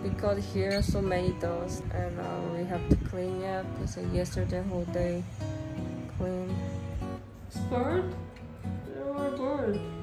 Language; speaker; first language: English; non-native, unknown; Korean